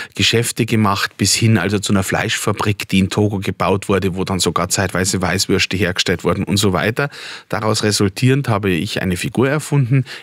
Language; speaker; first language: German; native; German